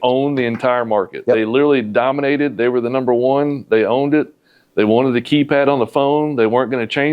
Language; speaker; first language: English; native; English